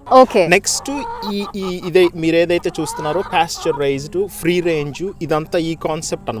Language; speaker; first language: Telugu; native; Telugu